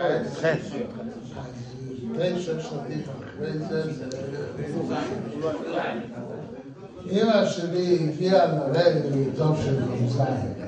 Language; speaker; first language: Hebrew; non-native, fluent; Yiddish